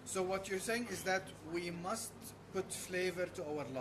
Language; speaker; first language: English; non-native, fluent; Arabic